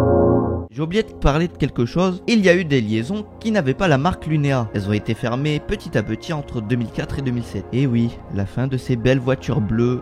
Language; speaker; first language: French; native; French